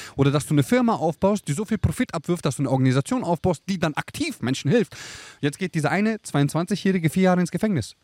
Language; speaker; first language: German; early bilingual, other home language; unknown